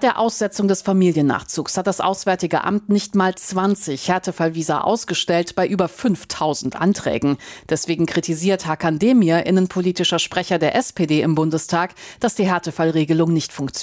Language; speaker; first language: German; native; German